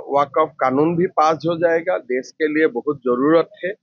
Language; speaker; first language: Hindi; non-native, local second language; Assamese